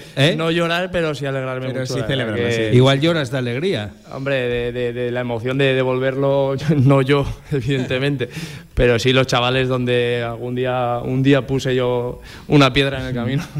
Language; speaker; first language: Spanish; native; Spanish